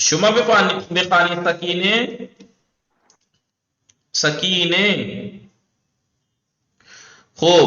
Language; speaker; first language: Persian; non-native, fluent; Urdu